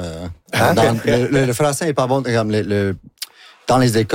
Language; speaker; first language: French; non-native, local second language; English